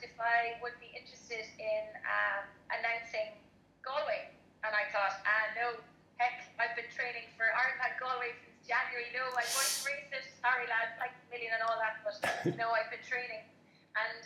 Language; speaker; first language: English; native; English